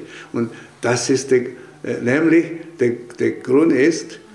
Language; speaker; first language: German; non-native, fluent; Chinese